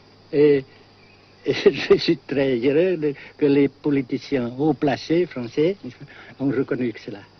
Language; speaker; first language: French; non-native, fluent; Vietnamese